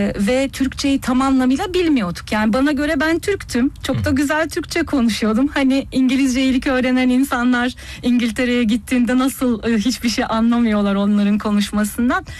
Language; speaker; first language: Turkish; early bilingual, heritage; Turkish